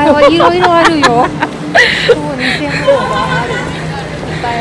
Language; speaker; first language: Japanese; non-native, learner; Thai